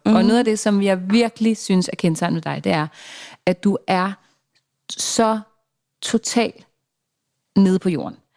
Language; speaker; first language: Danish; native; Danish